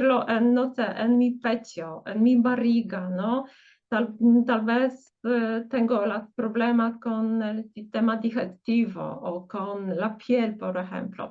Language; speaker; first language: Spanish; non-native, fluent; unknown